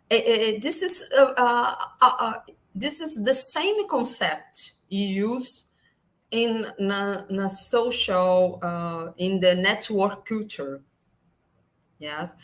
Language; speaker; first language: English; non-native, learner; Portuguese